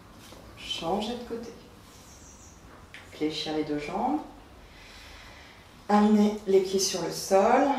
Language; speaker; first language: French; native; French